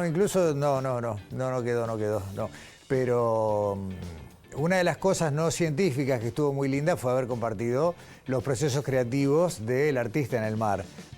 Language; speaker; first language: Spanish; native; Spanish